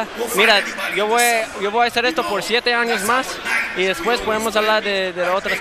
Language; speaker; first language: Spanish; early bilingual, heritage; English